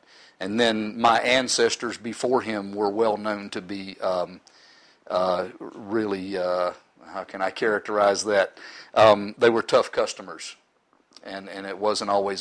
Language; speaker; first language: English; native; English